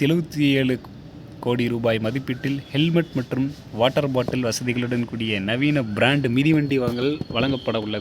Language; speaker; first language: Tamil; native; Tamil